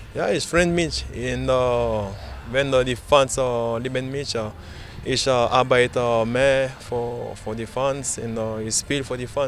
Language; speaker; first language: German; non-native, learner; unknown